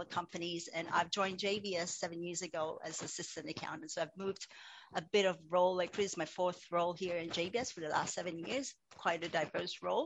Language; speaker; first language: English; non-native, local second language; Cebuano